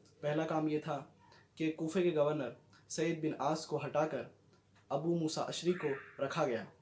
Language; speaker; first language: Urdu; native; Urdu